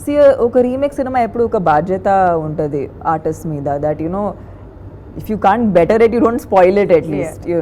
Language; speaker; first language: Telugu; non-native, fluent; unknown